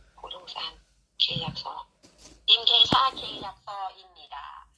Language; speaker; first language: Korean; non-native, learner; Thai